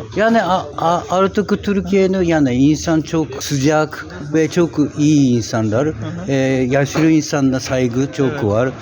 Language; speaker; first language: Turkish; non-native, learner; Japanese